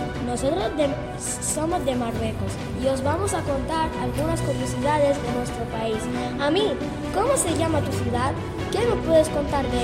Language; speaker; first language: Spanish; early bilingual, other home language; Arabic